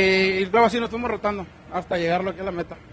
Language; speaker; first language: Spanish; native; Spanish